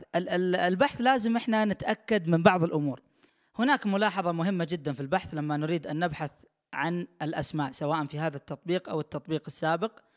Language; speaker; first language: Arabic; native; Arabic